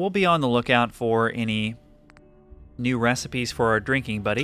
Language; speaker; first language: English; native; English